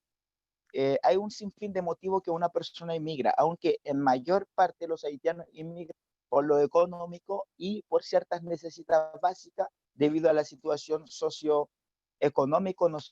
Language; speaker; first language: Spanish; non-native, fluent; Haitian Creole